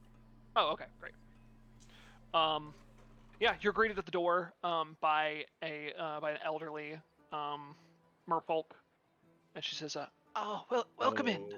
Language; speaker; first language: English; native; English